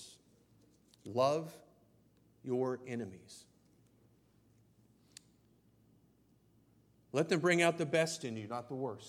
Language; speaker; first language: English; native; English